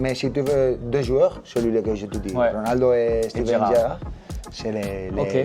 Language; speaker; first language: French; non-native, learner; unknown